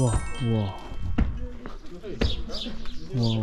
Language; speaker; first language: Korean; native; Korean